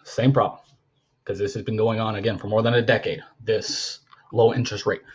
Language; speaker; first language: English; native; English